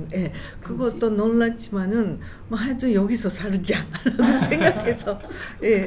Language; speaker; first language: Korean; non-native, fluent; Japanese